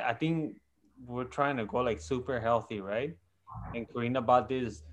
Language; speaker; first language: English; non-native, fluent; Spanish